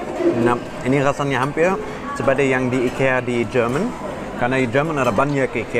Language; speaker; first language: Indonesian; non-native, fluent; German